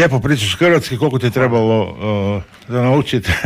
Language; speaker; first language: Serbian; native; Serbian